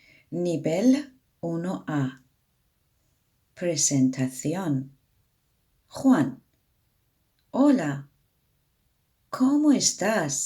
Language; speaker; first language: Spanish; non-native, learner; Persian